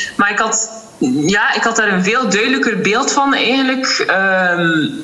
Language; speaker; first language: Dutch; native; Dutch